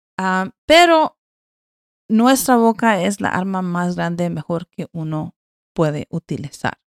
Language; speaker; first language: Spanish; early bilingual, heritage; Spanish